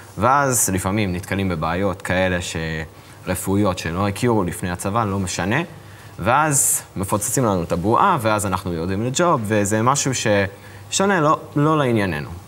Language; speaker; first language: Hebrew; non-native, fluent; English